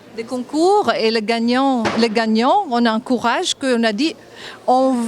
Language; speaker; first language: French; non-native, fluent; Japanese